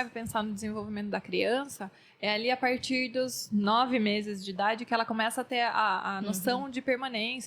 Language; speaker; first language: Portuguese; native; Portuguese